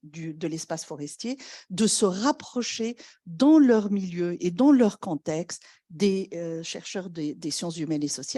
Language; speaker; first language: French; non-native, local second language; Arabic